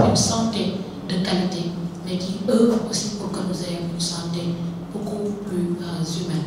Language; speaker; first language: French; non-native, local second language; Wolof